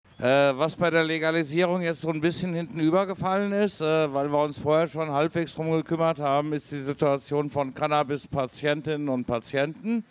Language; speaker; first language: German; native; German